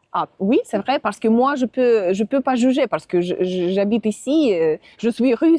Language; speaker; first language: French; non-native, fluent; Russian